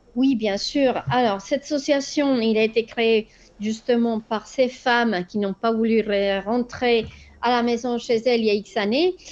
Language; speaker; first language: French; non-native, fluent; Spanish